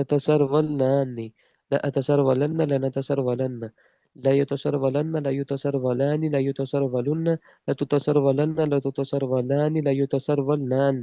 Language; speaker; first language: Arabic; non-native, learner; Urdu